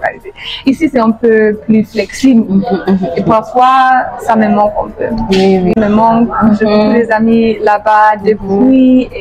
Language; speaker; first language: French; non-native, fluent; German